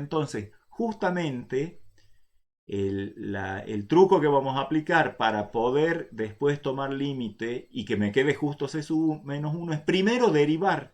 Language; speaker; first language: Spanish; native; Spanish